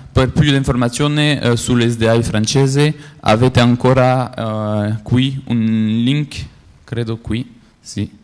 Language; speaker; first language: Italian; non-native, learner; French